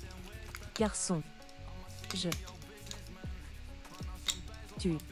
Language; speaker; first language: French; non-native, learner; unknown